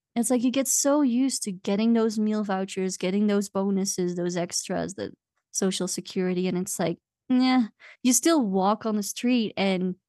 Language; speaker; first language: English; non-native, fluent; Dutch